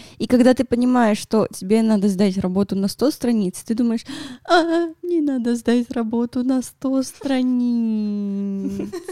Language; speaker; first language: Russian; non-native, fluent; Spanish